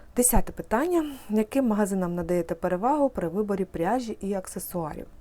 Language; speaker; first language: Ukrainian; native; Ukrainian